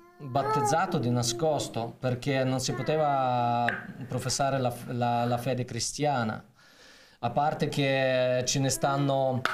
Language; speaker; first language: Italian; non-native, fluent; Ukrainian